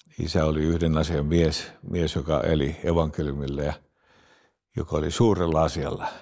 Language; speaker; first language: Finnish; early bilingual, heritage; Finnish